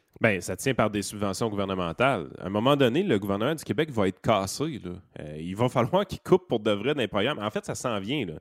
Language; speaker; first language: French; native; French